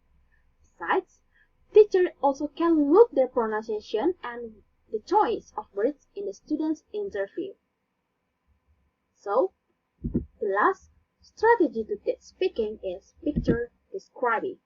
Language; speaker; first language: English; non-native, learner; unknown